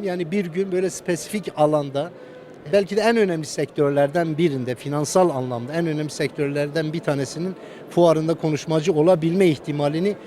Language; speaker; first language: Turkish; native; Turkish